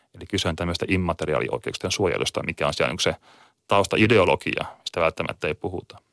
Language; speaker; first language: Finnish; native; Finnish